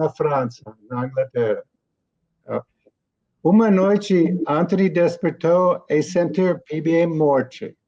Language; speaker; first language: Portuguese; non-native, learner; English